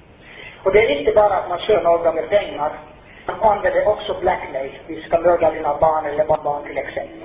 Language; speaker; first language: Swedish; non-native, fluent; Finnish